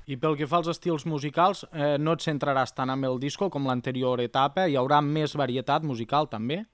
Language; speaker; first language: Catalan; native; Catalan